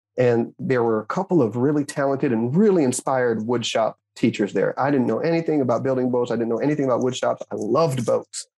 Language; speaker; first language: English; native; English